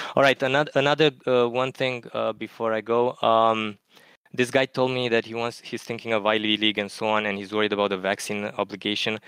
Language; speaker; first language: English; non-native, fluent; Romanian